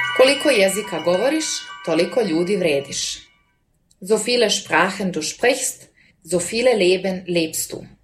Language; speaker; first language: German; non-native, fluent; Serbian